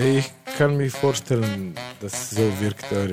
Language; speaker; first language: German; non-native, learner; Bosnian